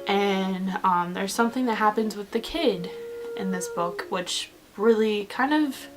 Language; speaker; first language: English; native; English